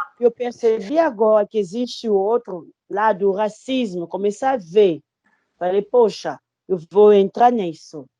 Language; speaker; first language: Portuguese; non-native, fluent; Lingala